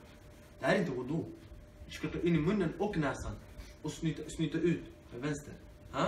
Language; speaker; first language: Swedish; early bilingual, other home language; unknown